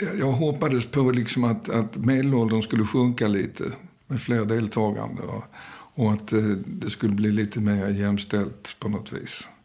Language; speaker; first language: Swedish; early bilingual, other home language; Danish